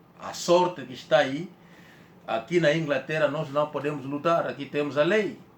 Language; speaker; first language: Portuguese; native; Portuguese